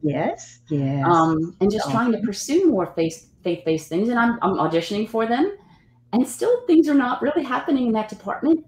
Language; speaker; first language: English; native; English